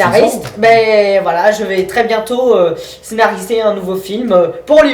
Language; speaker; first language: French; native; French